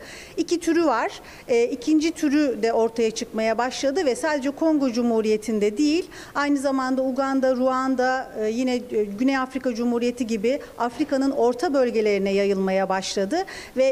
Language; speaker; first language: Turkish; native; Turkish